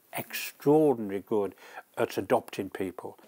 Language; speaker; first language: English; native; English